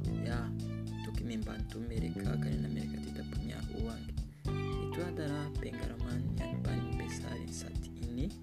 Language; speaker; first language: Indonesian; non-native, learner; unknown